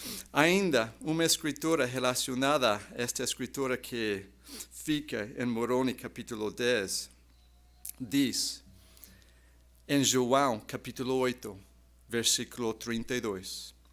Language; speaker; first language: Portuguese; non-native, fluent; English